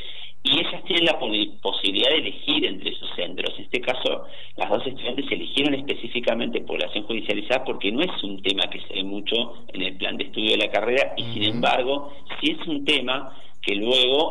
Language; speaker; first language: Spanish; native; Spanish